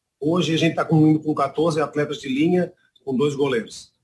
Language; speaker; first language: Portuguese; native; Portuguese